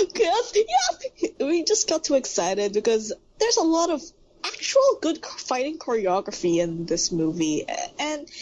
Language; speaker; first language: English; non-native, local second language; Filipino